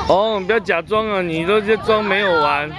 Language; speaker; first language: Chinese; native; Chinese